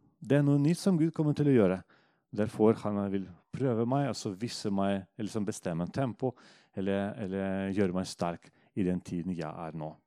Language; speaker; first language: Norwegian; non-native, fluent; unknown